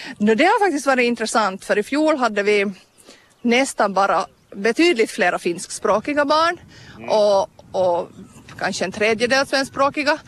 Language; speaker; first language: Swedish; native; Swedish